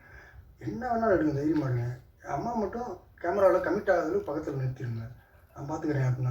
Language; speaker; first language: Tamil; native; Tamil